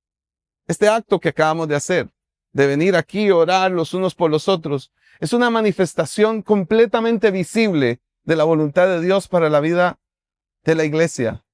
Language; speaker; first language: Spanish; native; Spanish